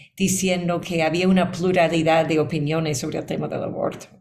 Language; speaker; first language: Spanish; non-native, fluent; English